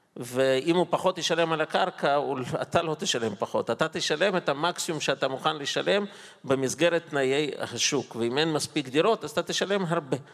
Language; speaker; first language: Hebrew; non-native, fluent; Russian